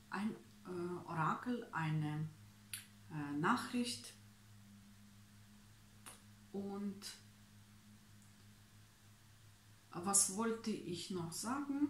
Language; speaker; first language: German; non-native, fluent; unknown